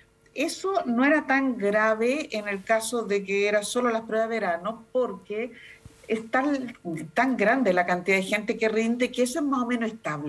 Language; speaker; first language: Spanish; native; Spanish